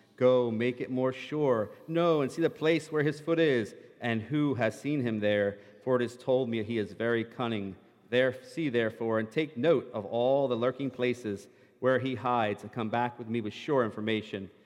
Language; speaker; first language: English; native; English